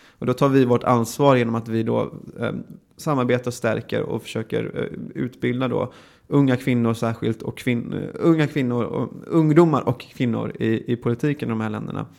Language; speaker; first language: Swedish; native; Swedish